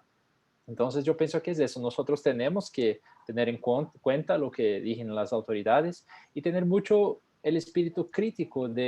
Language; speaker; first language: Spanish; non-native, fluent; Portuguese